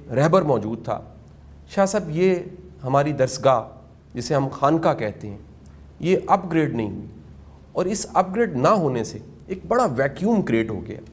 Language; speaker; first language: Urdu; native; Urdu